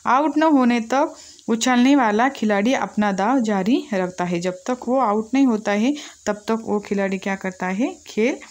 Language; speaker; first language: Hindi; non-native, local second language; Marathi